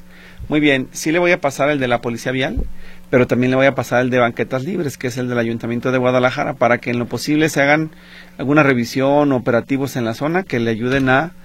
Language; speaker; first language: Spanish; native; Spanish